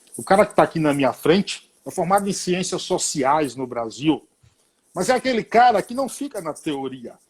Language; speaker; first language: Portuguese; native; Portuguese